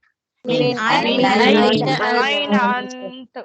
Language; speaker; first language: Arabic; non-native, learner; Tamil